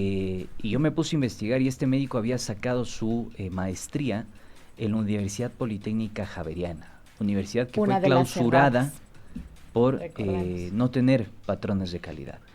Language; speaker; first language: Spanish; native; Spanish